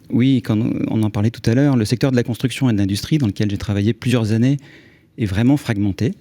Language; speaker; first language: French; native; French